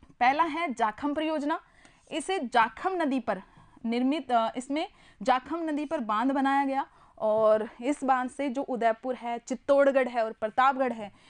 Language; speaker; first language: Hindi; native; Hindi